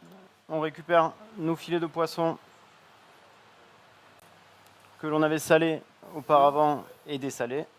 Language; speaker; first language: French; native; French